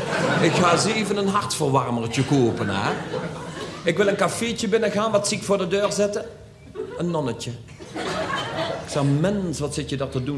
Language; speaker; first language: Dutch; native; Dutch